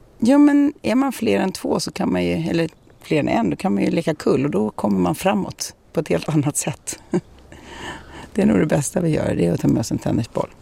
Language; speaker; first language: Swedish; native; Swedish